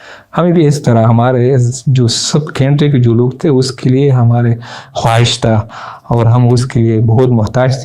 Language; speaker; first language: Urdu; non-native, learner; Pashto